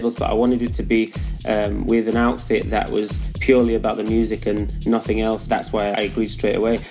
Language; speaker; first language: English; native; English